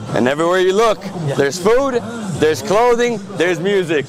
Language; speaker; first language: English; early bilingual, other home language; Spanish